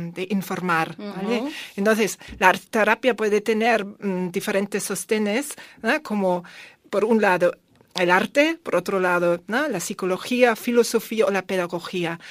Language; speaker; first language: Spanish; non-native, fluent; German